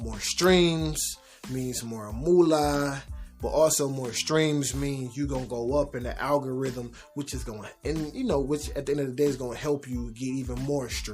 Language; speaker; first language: English; native; English